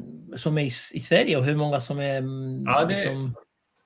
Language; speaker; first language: Swedish; non-native, fluent; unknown